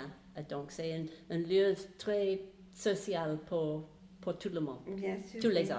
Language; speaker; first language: French; non-native, fluent; English